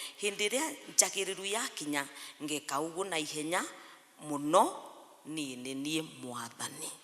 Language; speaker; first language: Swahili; non-native, local second language; Kikuyu